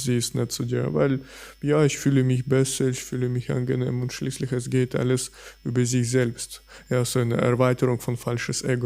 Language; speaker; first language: German; non-native, fluent; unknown